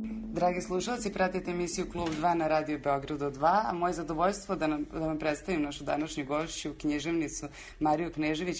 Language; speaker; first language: Serbian; native; Serbian